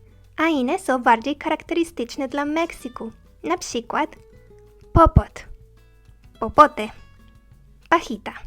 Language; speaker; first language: Polish; non-native, learner; Spanish